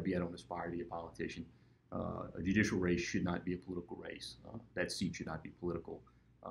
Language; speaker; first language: English; native; English